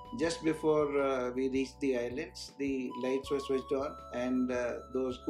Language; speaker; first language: English; non-native, local second language; Hindi